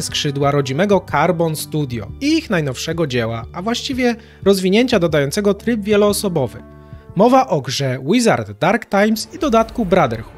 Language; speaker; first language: Polish; native; Polish